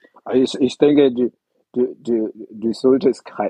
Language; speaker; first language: German; non-native, fluent; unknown